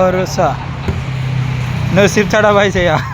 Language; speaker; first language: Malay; non-native, learner; Bangla